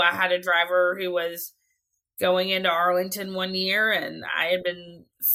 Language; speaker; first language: English; native; English